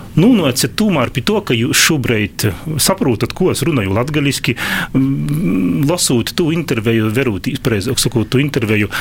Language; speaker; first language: Latvian; native; Latvian